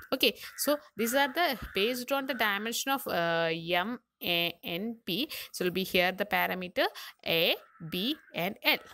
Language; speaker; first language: English; non-native, local second language; Malayalam